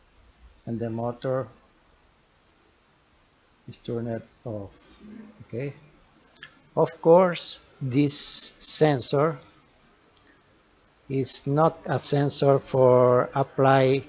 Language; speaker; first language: English; non-native, learner; Portuguese